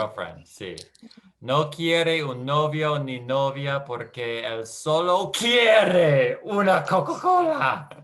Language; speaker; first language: Spanish; non-native, learner; English